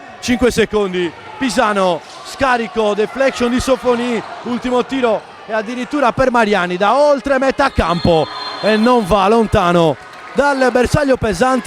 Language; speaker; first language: Italian; native; Italian